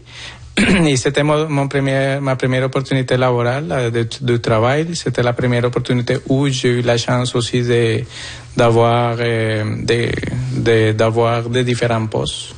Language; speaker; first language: French; non-native, fluent; Spanish